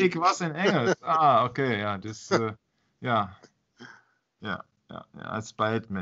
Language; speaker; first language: Dutch; non-native, learner; German